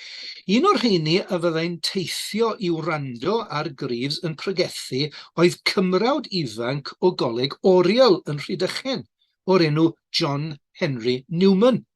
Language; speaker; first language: Welsh; native; Welsh